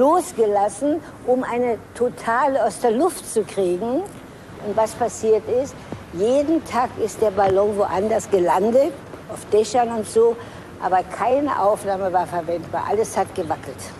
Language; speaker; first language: German; native; German